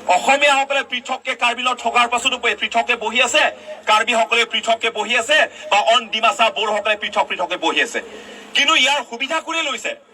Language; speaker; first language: Assamese; non-native, local second language; Karbi